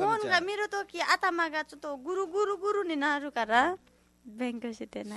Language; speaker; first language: Japanese; non-native, learner; Nepali